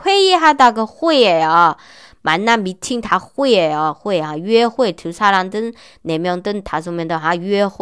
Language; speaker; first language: Korean; non-native, learner; Chinese